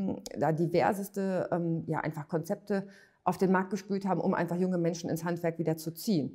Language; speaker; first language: German; native; German